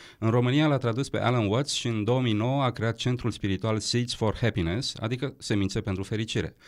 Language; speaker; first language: Romanian; native; Romanian